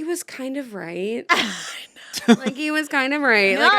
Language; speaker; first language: English; native; English